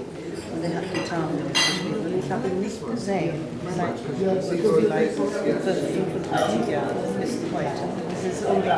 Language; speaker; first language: German; non-native, learner; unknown